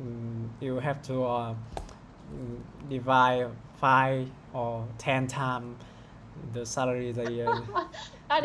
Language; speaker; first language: English; non-native, learner; Vietnamese